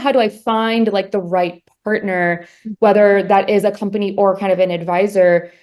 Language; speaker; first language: English; native; English